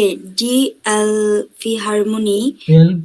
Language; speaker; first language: German; non-native, learner; Bangla